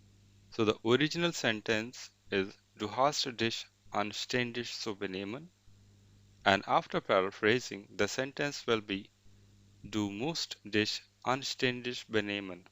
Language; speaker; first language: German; non-native, fluent; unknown